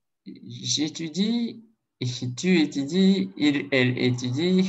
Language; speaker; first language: French; non-native, learner; Russian